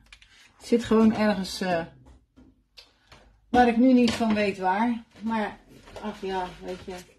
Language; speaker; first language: Dutch; native; Dutch